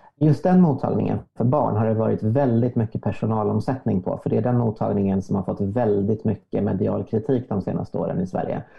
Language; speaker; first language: Swedish; native; Swedish